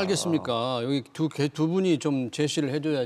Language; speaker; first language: Korean; native; Korean